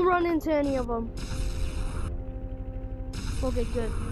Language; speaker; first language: English; native; English